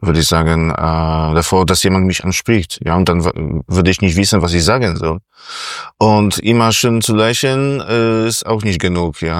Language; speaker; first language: German; non-native, fluent; Polish